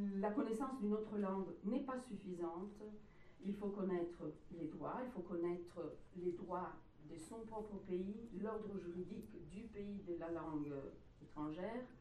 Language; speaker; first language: French; non-native, fluent; Italian